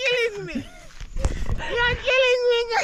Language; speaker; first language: English; non-native, learner; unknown